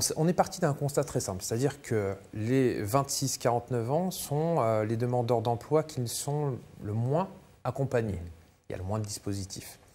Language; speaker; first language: French; native; French